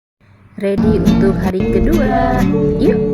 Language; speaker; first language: Indonesian; native; Indonesian